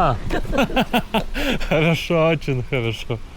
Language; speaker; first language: Russian; non-native, learner; Lithuanian